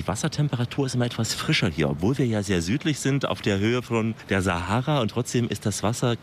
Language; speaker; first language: German; native; German